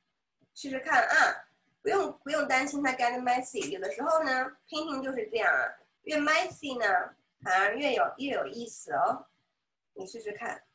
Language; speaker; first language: Chinese; native; Chinese